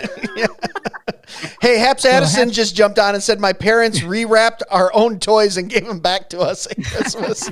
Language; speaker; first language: English; native; English